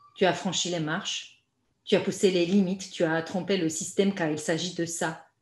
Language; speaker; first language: French; non-native, fluent; Romanian